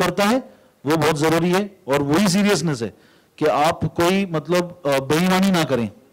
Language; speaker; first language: Hindi; native; Hindi